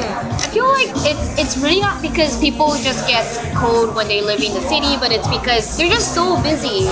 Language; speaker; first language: English; non-native, fluent; Japanese